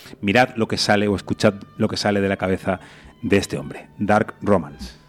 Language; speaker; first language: Spanish; native; Spanish